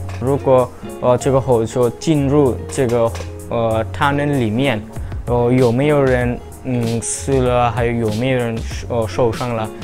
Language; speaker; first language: Chinese; non-native, learner; Bangla